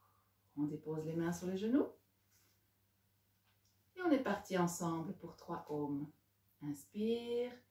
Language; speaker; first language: French; native; French